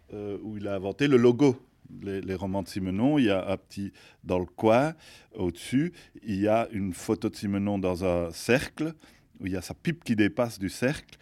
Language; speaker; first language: French; native; French